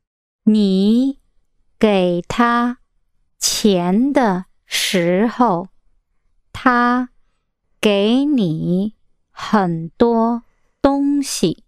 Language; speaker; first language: Chinese; non-native, learner; English